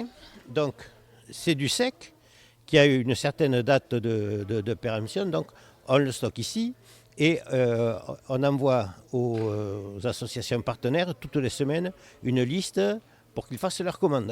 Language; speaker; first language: French; native; French